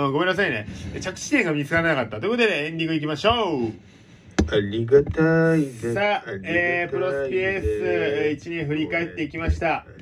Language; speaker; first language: Japanese; native; Japanese